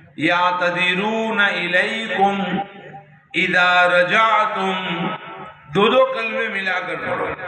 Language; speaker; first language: Urdu; non-native, local second language; Gujarati